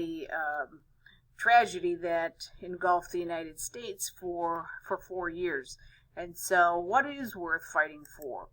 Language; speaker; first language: English; native; English